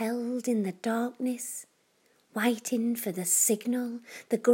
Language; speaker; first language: English; native; English